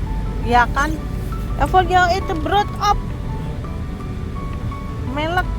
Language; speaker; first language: Dutch; non-native, learner; Indonesian